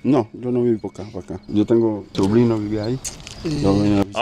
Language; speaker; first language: Spanish; non-native, learner; Haitian Creole